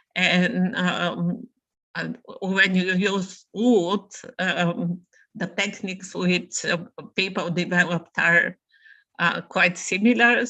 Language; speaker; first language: English; non-native, fluent; Bulgarian